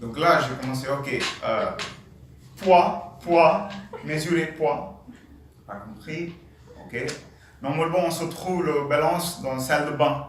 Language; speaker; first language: French; non-native, learner; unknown